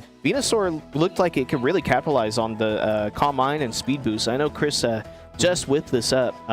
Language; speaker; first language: English; native; English